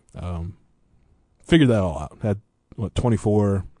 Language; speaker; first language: English; native; English